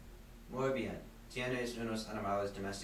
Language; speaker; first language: Spanish; non-native, learner; English